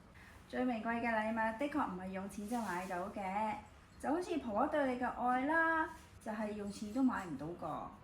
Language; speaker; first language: Cantonese; native; Cantonese